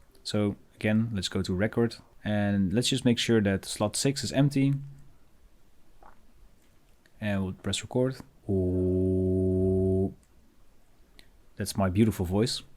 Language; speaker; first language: English; non-native, fluent; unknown